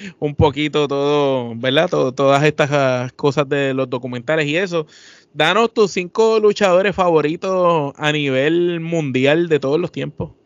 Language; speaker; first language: Spanish; native; Spanish